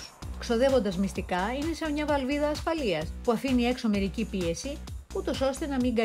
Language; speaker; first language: Greek; native; Greek